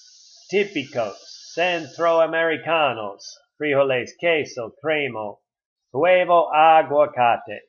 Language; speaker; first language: Spanish; non-native, learner; English